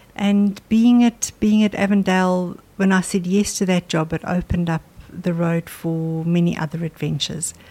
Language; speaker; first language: English; non-native, local second language; Afrikaans